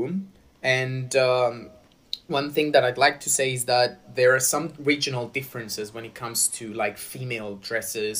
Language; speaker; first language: English; non-native, fluent; Greek